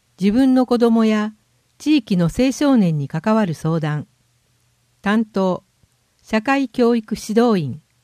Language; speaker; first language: Japanese; native; Japanese